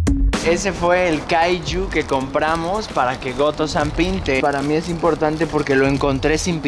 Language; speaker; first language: Spanish; native; Spanish